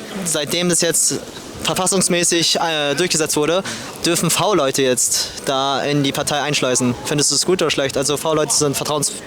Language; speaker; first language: German; native; German